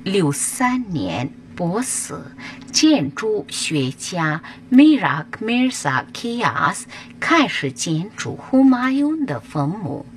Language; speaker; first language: Chinese; non-native, fluent; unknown